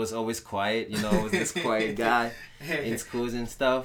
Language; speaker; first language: English; non-native, local second language; Yoruba